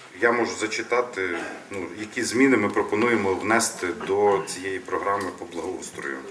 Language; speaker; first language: Ukrainian; native; Ukrainian